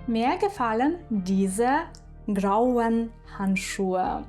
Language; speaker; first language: German; non-native, fluent; Ukrainian